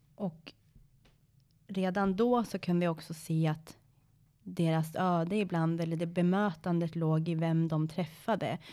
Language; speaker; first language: Swedish; early bilingual, other home language; Persian